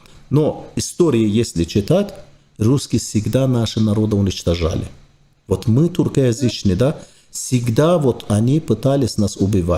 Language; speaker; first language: Russian; non-native, fluent; Turkish